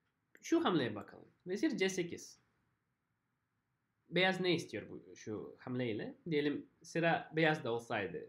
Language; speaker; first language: Turkish; non-native, fluent; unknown